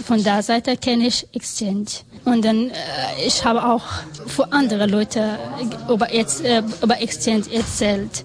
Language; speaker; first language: German; non-native, learner; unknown